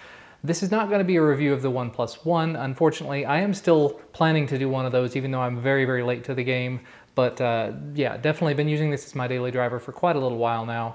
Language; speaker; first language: English; native; English